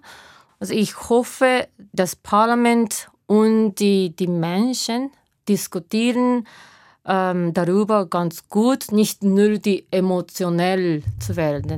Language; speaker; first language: German; non-native, learner; Japanese